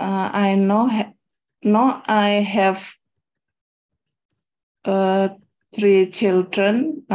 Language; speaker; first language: English; non-native, learner; Indonesian